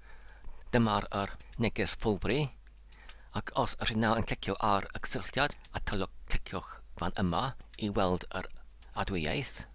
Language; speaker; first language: Welsh; non-native, learner; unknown